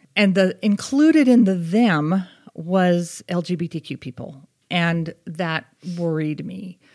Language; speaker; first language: English; native; English